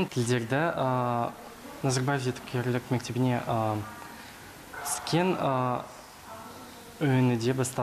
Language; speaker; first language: Kazakh; non-native, local second language; Russian